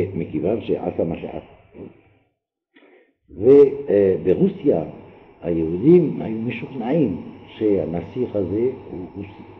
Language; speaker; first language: Hebrew; non-native, fluent; French